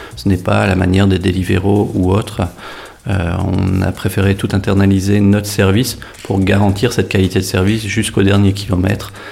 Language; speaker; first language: French; native; French